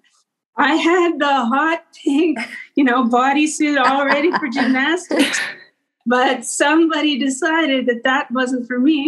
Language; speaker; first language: English; native; English